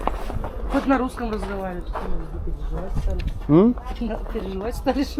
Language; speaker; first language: Russian; native; Russian